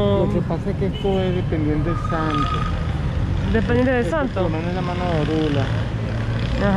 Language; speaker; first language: Spanish; non-native, learner; Polish